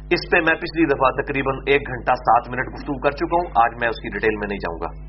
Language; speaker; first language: Urdu; non-native, local second language; Punjabi